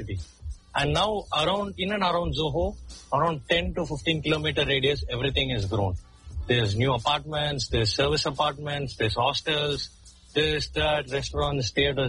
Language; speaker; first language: English; non-native, local second language; Tamil